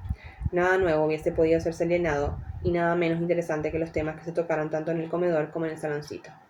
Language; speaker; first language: Spanish; native; Spanish